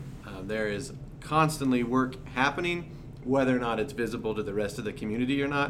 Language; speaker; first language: English; native; English